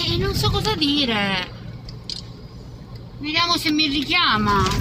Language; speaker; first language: Italian; native; Italian